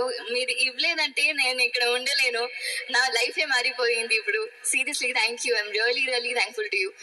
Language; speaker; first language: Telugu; non-native, learner; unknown